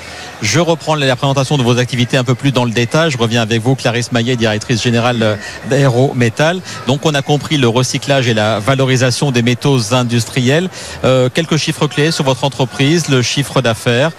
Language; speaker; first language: French; native; French